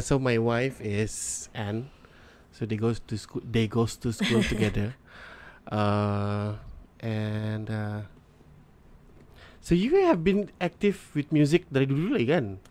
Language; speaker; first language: English; non-native, local second language; Malay